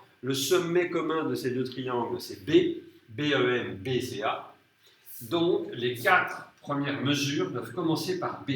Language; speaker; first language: French; native; French